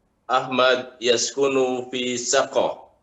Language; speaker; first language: Arabic; non-native, learner; Indonesian